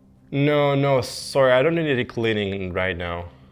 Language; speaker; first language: English; non-native, fluent; Ukrainian